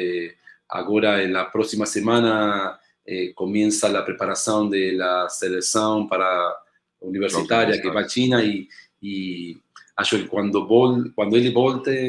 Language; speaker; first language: Portuguese; non-native, learner; Spanish